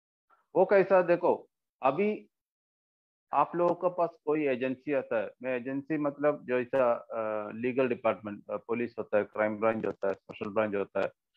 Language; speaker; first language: Hindi; non-native, local second language; Malayalam